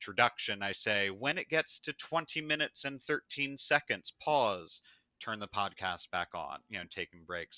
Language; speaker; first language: English; native; English